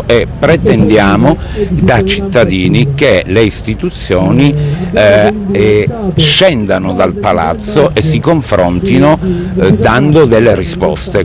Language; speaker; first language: Italian; native; Italian